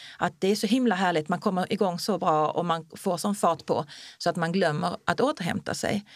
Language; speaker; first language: Swedish; native; Swedish